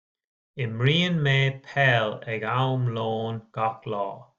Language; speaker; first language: Irish; non-native, learner; English